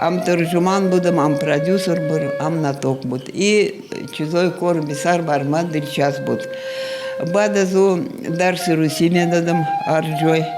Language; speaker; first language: Persian; non-native, fluent; Russian